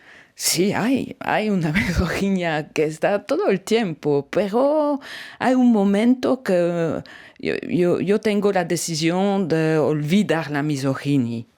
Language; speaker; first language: Spanish; non-native, learner; French